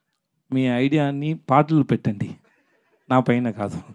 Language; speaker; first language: Telugu; non-native, learner; Tamil